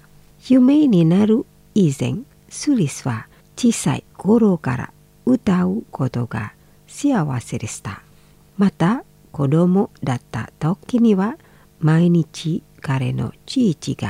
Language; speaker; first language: Japanese; non-native, fluent; Indonesian